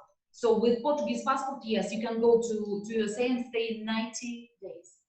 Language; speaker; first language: English; non-native, learner; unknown